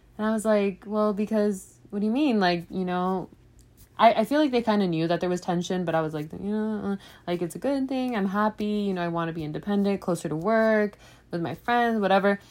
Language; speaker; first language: English; native; English